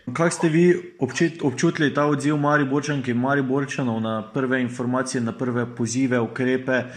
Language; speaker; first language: Slovenian; native; Slovenian